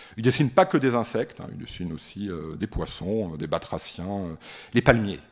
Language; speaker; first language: French; native; French